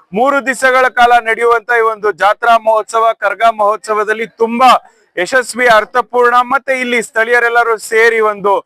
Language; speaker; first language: Kannada; native; Kannada